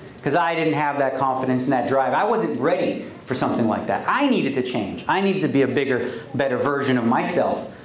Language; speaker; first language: English; native; English